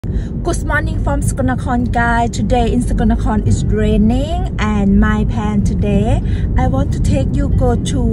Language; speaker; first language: English; non-native, learner; Thai